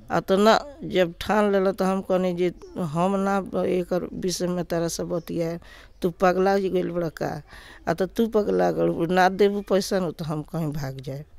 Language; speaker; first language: Hindi; native; Hindi